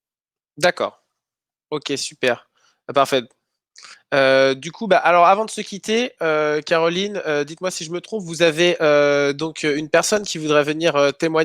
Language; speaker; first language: French; native; French